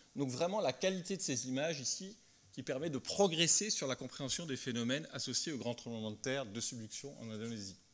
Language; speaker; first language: French; native; French